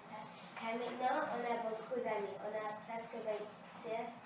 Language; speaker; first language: French; early bilingual, other home language; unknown